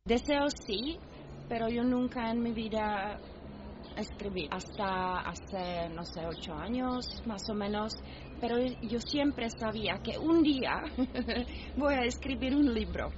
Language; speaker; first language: Spanish; non-native, fluent; Czech